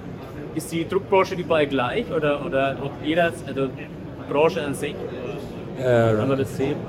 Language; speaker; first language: German; native; German